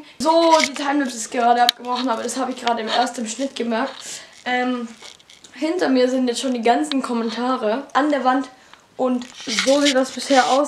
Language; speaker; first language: German; native; German